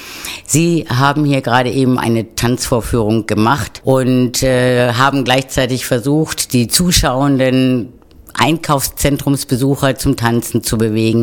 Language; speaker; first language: German; native; German